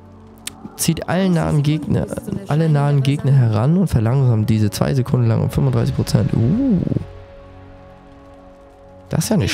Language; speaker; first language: German; native; German